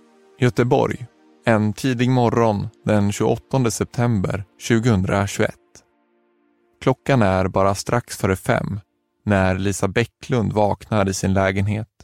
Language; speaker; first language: Swedish; native; Swedish